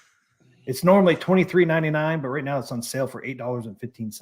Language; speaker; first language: English; native; English